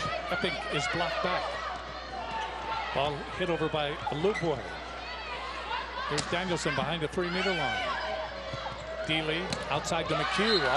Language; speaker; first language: English; native; English